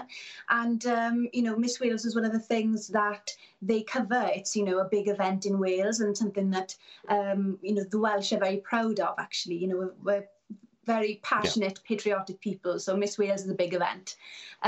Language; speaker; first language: English; native; English